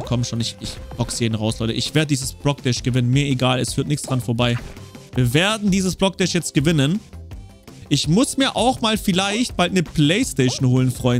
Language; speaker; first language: German; native; German